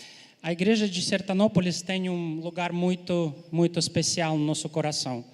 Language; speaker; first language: Portuguese; non-native, fluent; Ukrainian